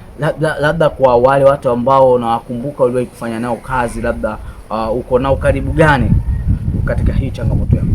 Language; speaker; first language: Swahili; native; Swahili